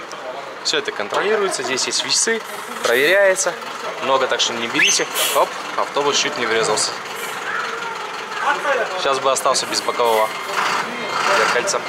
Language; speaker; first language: Russian; native; Russian